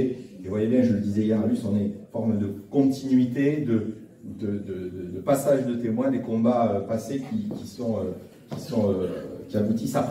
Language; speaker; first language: French; native; French